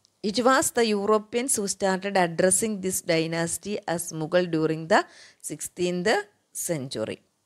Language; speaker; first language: English; non-native, local second language; Malayalam